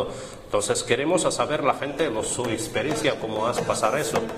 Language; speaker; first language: Spanish; non-native, learner; Arabic